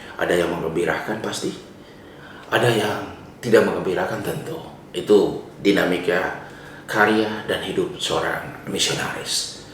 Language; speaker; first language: Indonesian; non-native, local second language; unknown